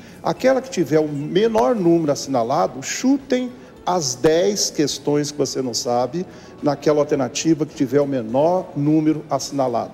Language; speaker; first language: Portuguese; native; Portuguese